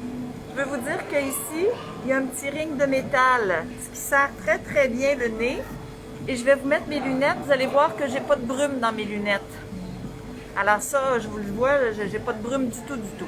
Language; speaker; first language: French; native; French